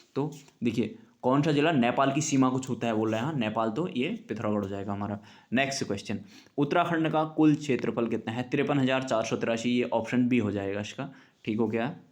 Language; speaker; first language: Hindi; native; Hindi